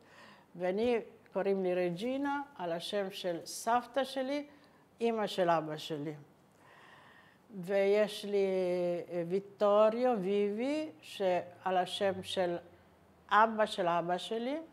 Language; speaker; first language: Hebrew; non-native, fluent; Italian